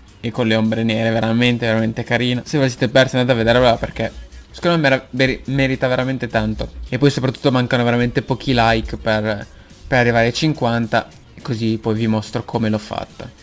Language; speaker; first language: Italian; native; Italian